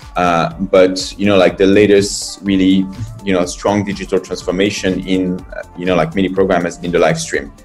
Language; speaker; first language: English; non-native, fluent; French